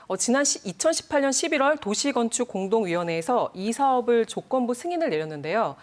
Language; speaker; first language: Korean; native; Korean